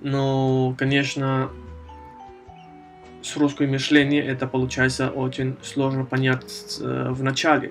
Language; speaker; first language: Russian; non-native, fluent; Spanish